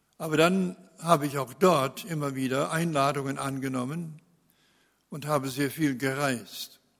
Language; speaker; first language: German; early bilingual, heritage; German